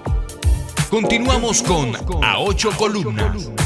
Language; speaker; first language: Spanish; native; Spanish